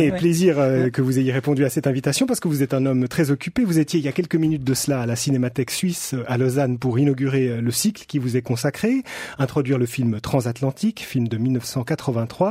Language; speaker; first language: French; native; French